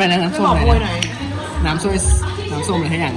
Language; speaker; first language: Thai; native; Thai